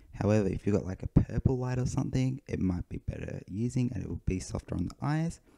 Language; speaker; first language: English; native; English